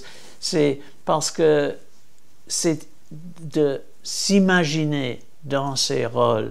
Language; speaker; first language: French; non-native, fluent; English